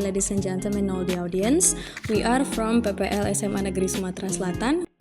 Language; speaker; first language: English; non-native, fluent; Indonesian